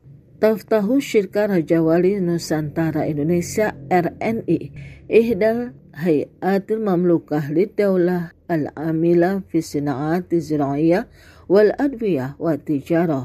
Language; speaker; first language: Arabic; non-native, fluent; Indonesian